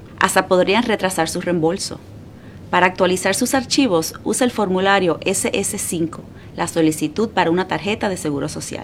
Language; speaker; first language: Spanish; native; Spanish